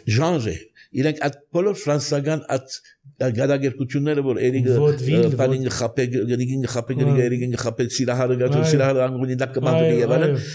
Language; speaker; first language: Armenian; early bilingual, heritage; Armenian